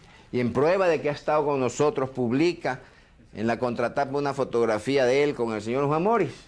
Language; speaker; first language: Spanish; native; Spanish